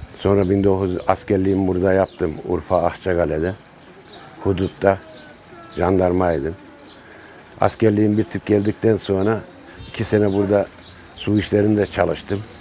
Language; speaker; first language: Turkish; native; Turkish